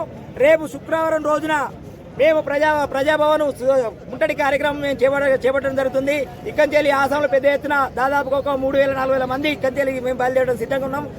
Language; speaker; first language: Telugu; native; Telugu